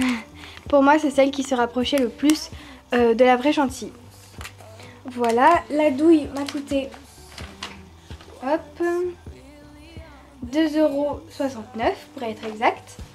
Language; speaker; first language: French; native; French